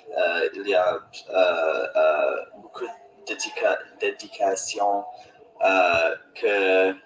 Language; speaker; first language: French; non-native, learner; English